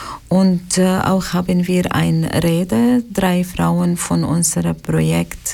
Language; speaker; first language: German; non-native, learner; Arabic